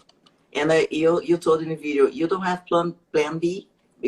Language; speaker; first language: English; non-native, learner; Portuguese